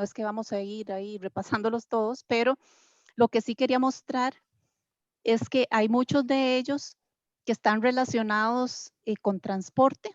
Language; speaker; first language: Spanish; native; Spanish